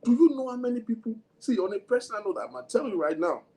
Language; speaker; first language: English; non-native, local second language; Yoruba